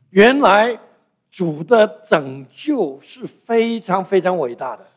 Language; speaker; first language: Chinese; non-native, local second language; Cantonese